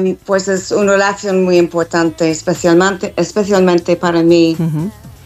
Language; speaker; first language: Spanish; non-native, fluent; English